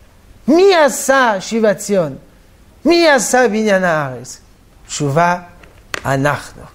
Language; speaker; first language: Hebrew; non-native, fluent; French